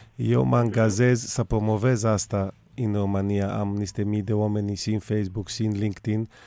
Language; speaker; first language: Romanian; non-native, fluent; Greek